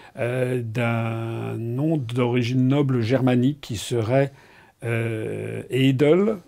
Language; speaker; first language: French; native; French